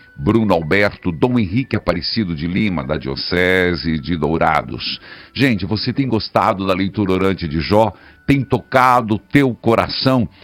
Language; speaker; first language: Portuguese; native; Portuguese